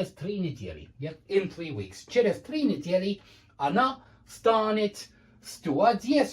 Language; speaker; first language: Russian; non-native, learner; English